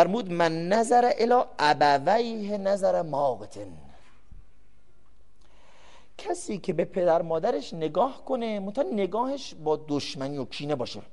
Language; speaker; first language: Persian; native; Persian